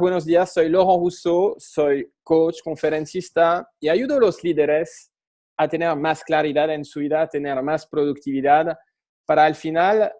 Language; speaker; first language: Spanish; non-native, fluent; French